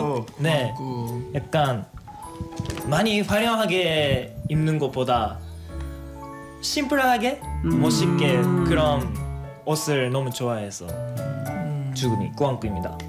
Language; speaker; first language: Korean; non-native, fluent; Japanese